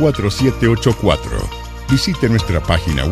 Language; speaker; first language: Spanish; native; Spanish